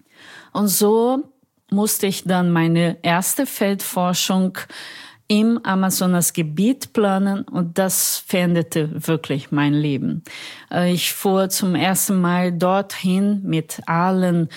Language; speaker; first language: German; non-native, fluent; Portuguese